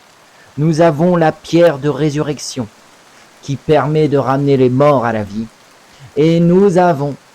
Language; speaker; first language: French; native; French